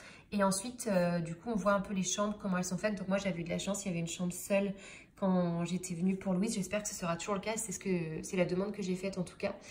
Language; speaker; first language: French; native; French